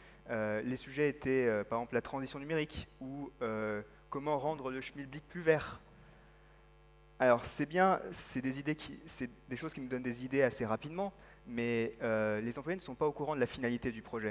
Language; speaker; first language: French; native; French